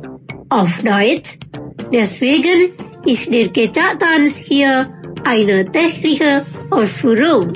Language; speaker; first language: German; non-native, fluent; Indonesian